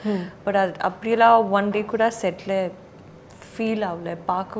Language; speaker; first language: Tamil; non-native, learner; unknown